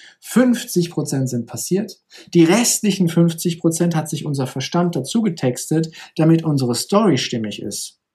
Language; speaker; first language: German; native; German